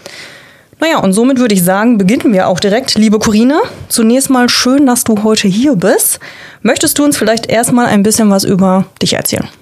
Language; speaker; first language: German; native; German